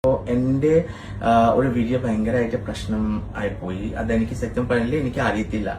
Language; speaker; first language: Malayalam; non-native, local second language; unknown